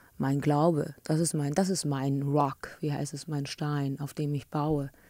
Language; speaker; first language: German; early bilingual, other home language; English